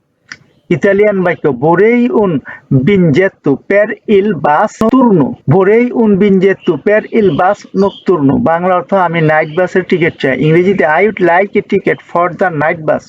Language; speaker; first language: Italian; non-native, fluent; Bangla